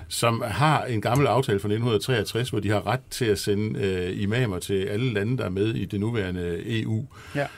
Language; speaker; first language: Danish; native; Danish